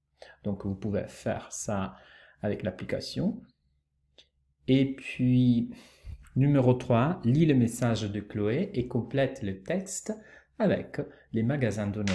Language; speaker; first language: French; non-native, fluent; Italian